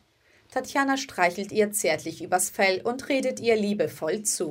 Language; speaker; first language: German; early bilingual, other home language; Greek